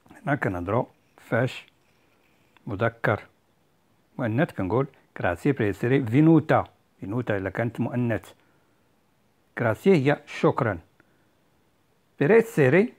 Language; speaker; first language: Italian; non-native, fluent; Arabic